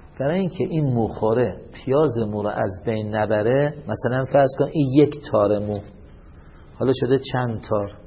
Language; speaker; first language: Persian; native; Persian